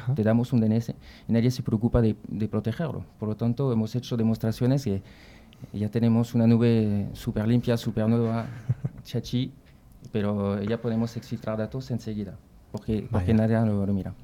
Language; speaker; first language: Spanish; non-native, fluent; French